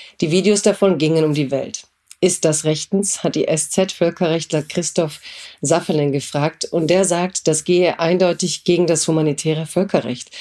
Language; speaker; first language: German; early bilingual, other home language; Croatian